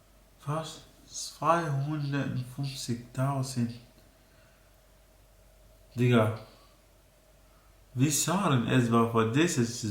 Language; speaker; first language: German; non-native, learner; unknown